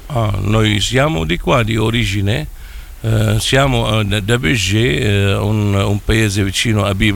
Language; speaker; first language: Italian; non-native, fluent; Arabic